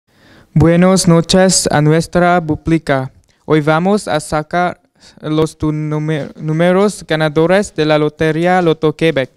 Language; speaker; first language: Spanish; non-native, learner; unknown